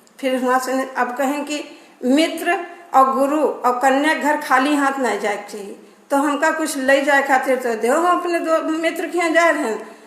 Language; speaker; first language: Hindi; native; Hindi